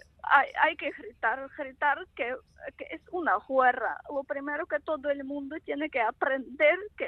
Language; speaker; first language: Spanish; non-native, fluent; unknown